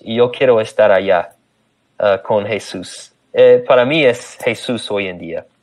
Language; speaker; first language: Spanish; non-native, fluent; English